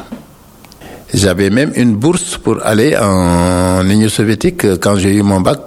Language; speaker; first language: French; non-native, local second language; Wolof